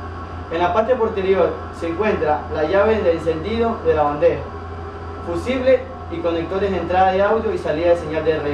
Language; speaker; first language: Spanish; native; Spanish